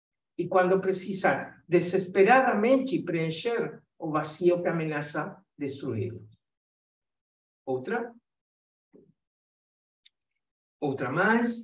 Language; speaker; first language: Portuguese; non-native, fluent; Spanish